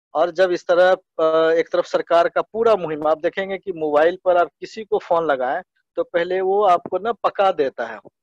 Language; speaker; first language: Hindi; native; Hindi